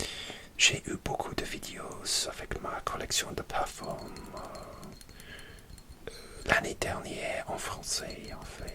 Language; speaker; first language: French; non-native, learner; English